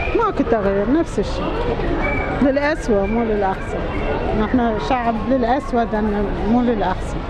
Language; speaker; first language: Arabic; native; Arabic